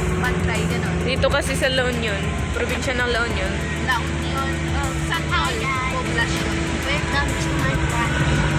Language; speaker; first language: Filipino; non-native, local second language; Iloko